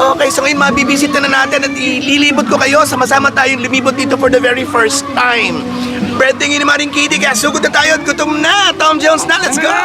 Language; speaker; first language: Filipino; native; Filipino